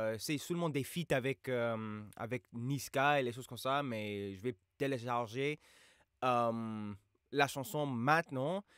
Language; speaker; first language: French; non-native, fluent; English